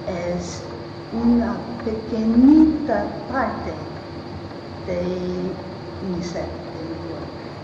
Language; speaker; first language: Spanish; non-native, learner; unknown